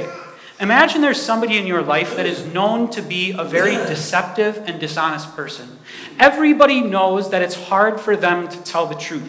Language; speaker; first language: English; native; English